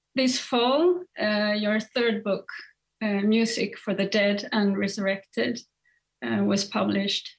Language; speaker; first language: English; non-native, fluent; Swedish